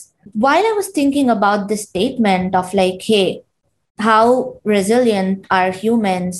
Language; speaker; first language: English; non-native, local second language; Kannada